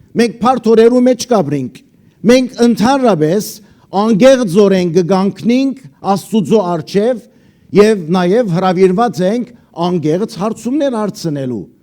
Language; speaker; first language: Armenian; early bilingual, heritage; Armenian